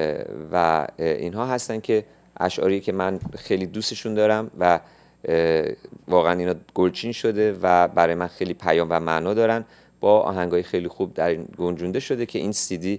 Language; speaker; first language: Persian; native; Persian